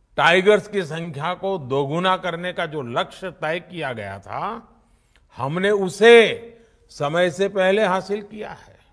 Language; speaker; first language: Hindi; non-native, local second language; Gujarati